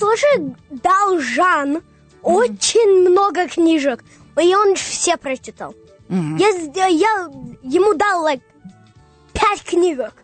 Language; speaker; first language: Russian; early bilingual, heritage; English